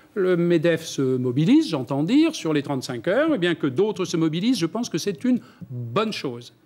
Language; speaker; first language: French; non-native, local second language; Mandingo